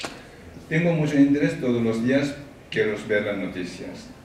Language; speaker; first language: Spanish; non-native, learner; Tibetan